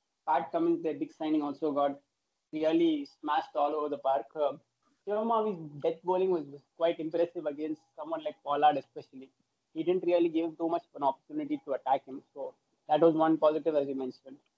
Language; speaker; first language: English; non-native, local second language; Tamil